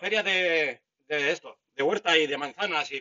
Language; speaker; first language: Spanish; native; Spanish